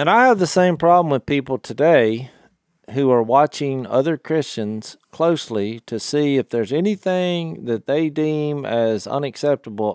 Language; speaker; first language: English; native; English